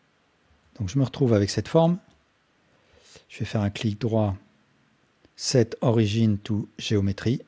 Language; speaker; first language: French; native; French